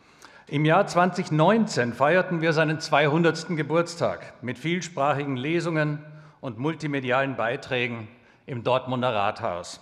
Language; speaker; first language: German; native; German